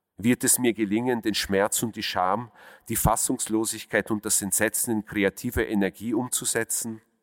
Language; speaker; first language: German; early bilingual, other home language; Russian